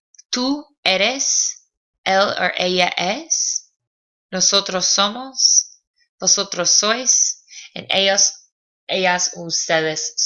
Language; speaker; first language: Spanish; non-native, fluent; English